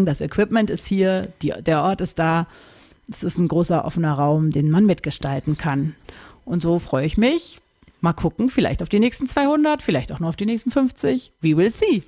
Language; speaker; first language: German; native; German